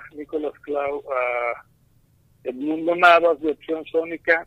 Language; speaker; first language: Spanish; native; Spanish